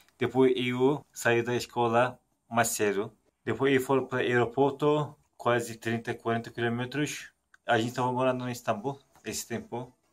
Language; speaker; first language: Portuguese; non-native, learner; Turkish